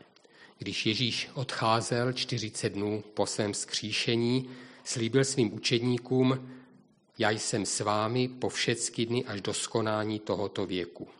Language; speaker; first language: Czech; native; Czech